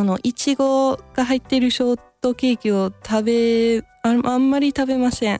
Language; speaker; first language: Japanese; non-native, fluent; English